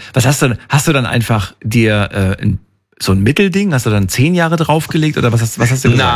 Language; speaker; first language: German; native; German